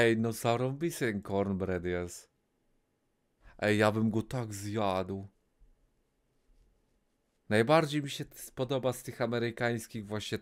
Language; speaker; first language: Polish; native; Polish